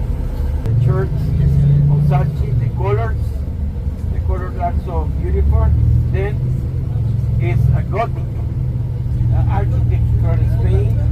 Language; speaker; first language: English; non-native, learner; Spanish